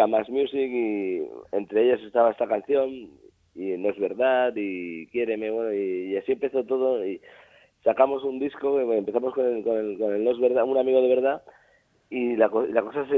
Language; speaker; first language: Spanish; native; Spanish